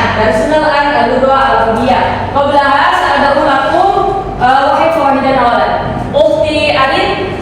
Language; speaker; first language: Arabic; non-native, learner; Indonesian